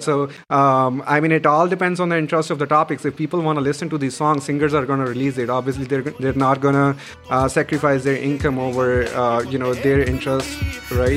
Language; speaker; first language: English; non-native, local second language; Punjabi